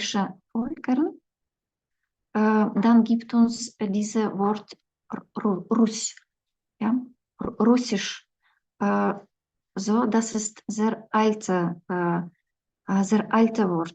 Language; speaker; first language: German; non-native, fluent; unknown